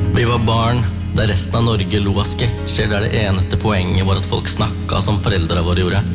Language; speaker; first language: Norwegian; early bilingual, other home language; Tamil